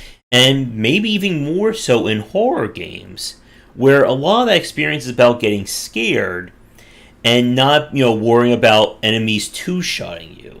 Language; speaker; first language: English; native; English